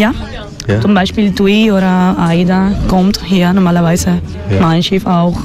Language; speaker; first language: German; non-native, learner; Spanish